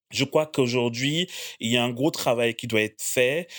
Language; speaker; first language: French; native; French